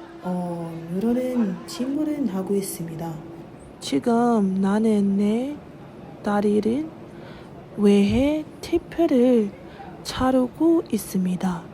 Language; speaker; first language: Korean; non-native, learner; English